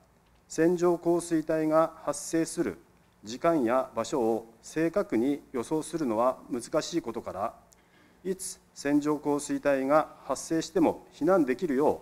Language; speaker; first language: Japanese; native; Japanese